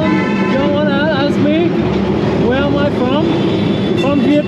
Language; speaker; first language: English; non-native, learner; Vietnamese